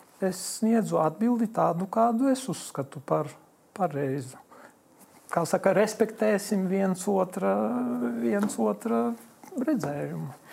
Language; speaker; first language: Latvian; non-native, local second language; Polish